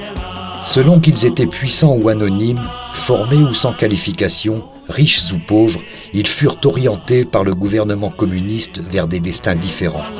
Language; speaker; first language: French; native; French